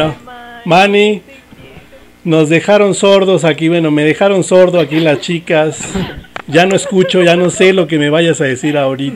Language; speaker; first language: Spanish; native; Spanish